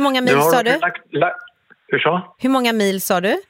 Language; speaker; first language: Swedish; native; Swedish